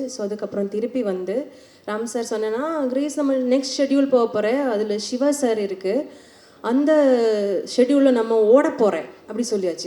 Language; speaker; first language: Tamil; non-native, learner; Malayalam